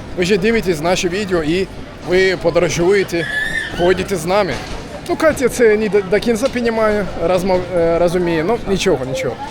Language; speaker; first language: Ukrainian; non-native, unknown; Turkish